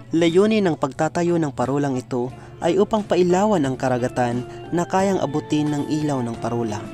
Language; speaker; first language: Filipino; non-native, local second language; Waray